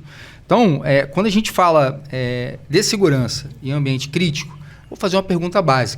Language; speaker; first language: Portuguese; native; Portuguese